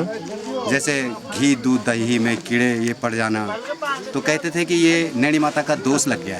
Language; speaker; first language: Hindi; native; Hindi